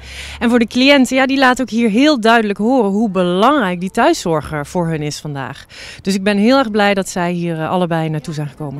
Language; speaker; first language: Dutch; native; Dutch